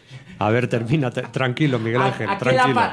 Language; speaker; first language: Spanish; native; Spanish